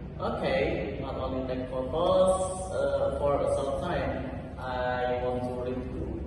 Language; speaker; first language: English; non-native, learner; Indonesian